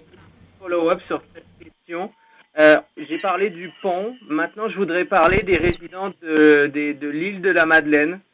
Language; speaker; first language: French; native; French